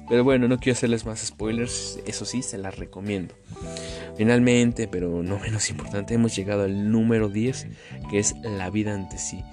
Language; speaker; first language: Spanish; native; Spanish